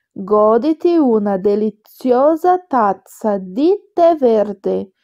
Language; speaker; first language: Italian; non-native, fluent; Portuguese